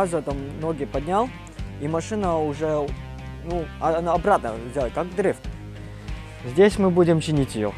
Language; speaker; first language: Russian; non-native, fluent; Cantonese